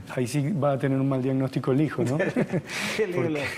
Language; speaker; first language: Spanish; native; Spanish